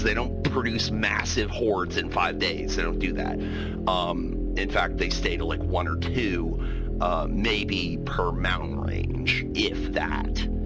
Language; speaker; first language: English; native; English